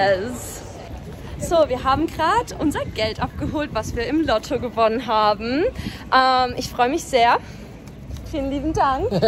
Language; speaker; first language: German; non-native, learner; English